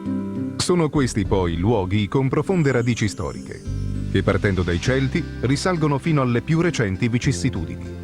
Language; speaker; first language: Italian; native; Italian